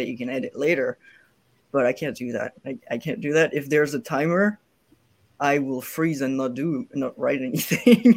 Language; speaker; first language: English; non-native, fluent; French